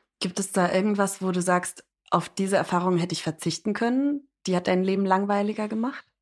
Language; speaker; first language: German; early bilingual, other home language; English